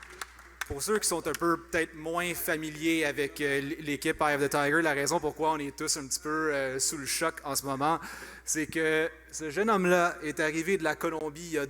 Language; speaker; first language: French; native; French